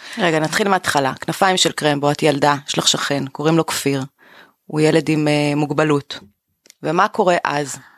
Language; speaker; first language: Hebrew; native; Hebrew